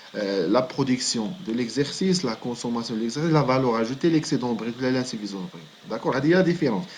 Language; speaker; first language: French; non-native, local second language; Arabic